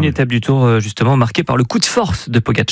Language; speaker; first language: French; native; French